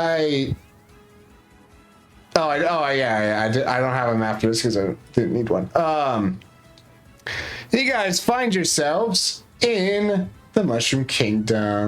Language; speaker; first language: English; native; English